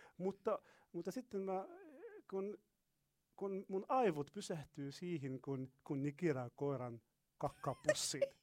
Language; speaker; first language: Finnish; non-native, learner; Arabic